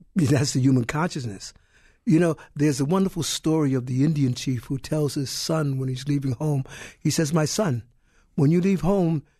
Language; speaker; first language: English; native; English